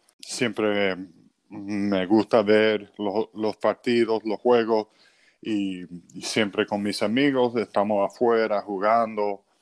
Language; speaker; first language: Spanish; non-native, fluent; English